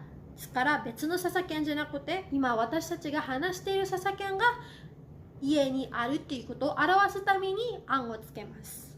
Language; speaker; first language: Japanese; non-native, fluent; Cebuano